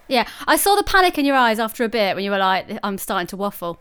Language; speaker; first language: English; native; English